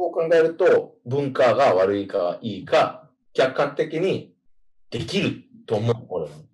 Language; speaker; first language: Japanese; non-native, fluent; English